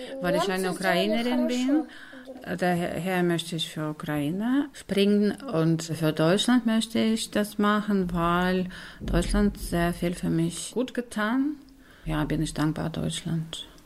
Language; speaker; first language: German; early bilingual, other home language; Russian